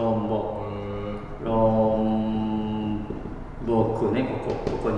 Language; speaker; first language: Japanese; non-native, learner; Indonesian